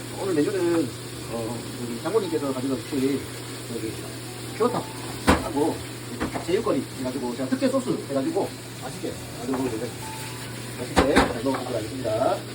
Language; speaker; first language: Korean; native; Korean